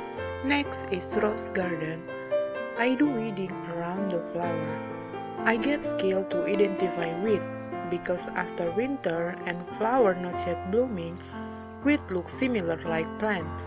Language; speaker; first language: English; non-native, learner; Indonesian